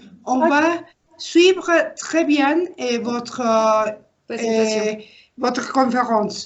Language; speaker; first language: French; non-native, learner; Spanish